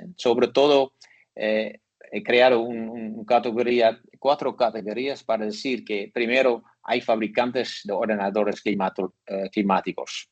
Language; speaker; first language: Spanish; non-native, learner; Dutch